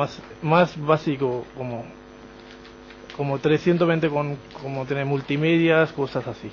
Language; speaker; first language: Spanish; non-native, learner; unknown